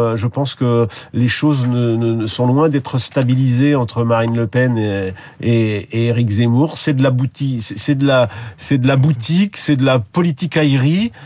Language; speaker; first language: French; native; French